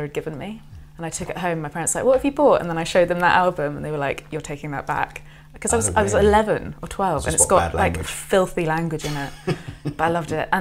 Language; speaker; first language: English; native; English